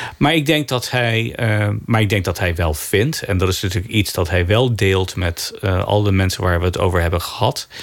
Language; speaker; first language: Dutch; non-native, fluent; English